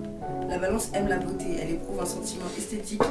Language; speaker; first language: French; native; French